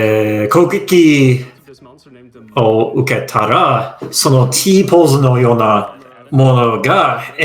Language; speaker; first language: Japanese; non-native, fluent; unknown